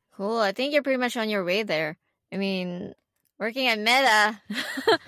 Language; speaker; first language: English; non-native, local second language; Filipino